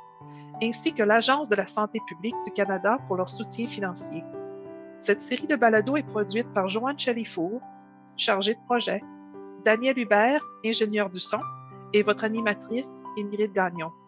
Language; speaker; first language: French; native; French